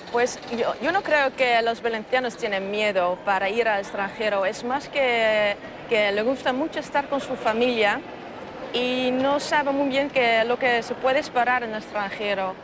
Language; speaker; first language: Spanish; non-native, fluent; Dutch